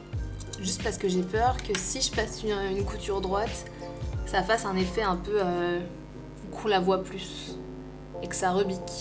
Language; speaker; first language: French; native; French